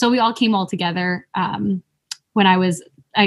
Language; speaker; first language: English; native; English